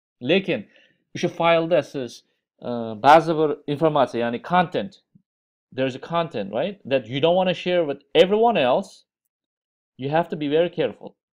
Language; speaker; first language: English; non-native, fluent; Uzbek